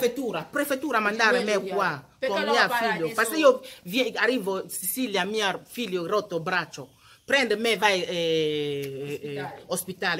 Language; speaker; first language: Italian; non-native, learner; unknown